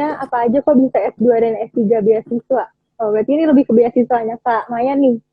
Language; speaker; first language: Indonesian; native; Indonesian